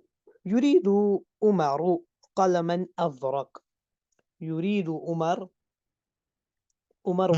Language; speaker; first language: Arabic; non-native, fluent; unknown